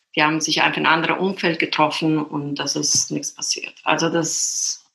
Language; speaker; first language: German; non-native, fluent; Italian